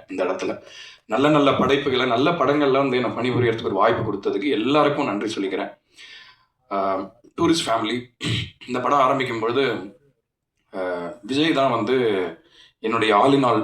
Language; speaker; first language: Tamil; native; Tamil